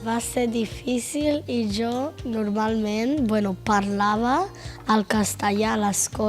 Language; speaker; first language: Catalan; non-native, local second language; Spanish